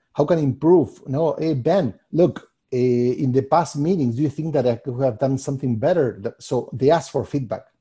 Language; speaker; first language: English; non-native, fluent; Spanish